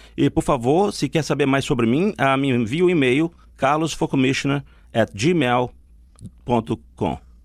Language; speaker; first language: Portuguese; native; Portuguese